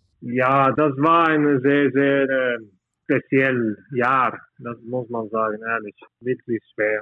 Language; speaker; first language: German; non-native, learner; Norwegian